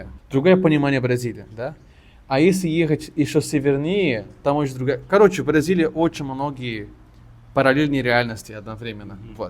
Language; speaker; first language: Russian; non-native, fluent; Portuguese